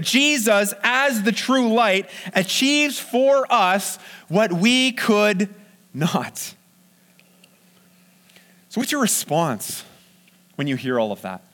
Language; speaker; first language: English; native; English